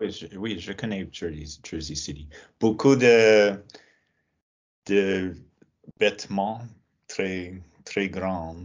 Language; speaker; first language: French; non-native, learner; English